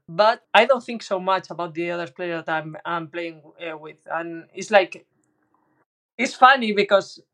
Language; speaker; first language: English; non-native, learner; Spanish